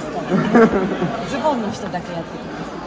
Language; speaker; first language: Japanese; native; Japanese